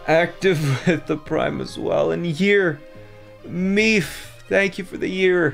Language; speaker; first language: English; native; English